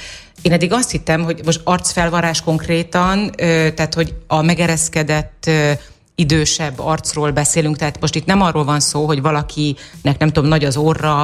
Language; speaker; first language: Hungarian; native; Hungarian